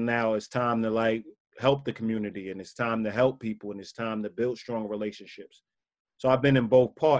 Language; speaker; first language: English; native; English